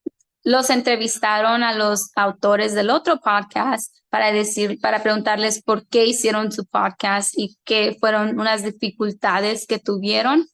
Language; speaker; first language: Spanish; early bilingual, heritage; Spanish